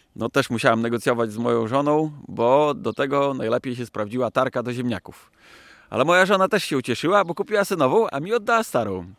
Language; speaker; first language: Polish; native; Polish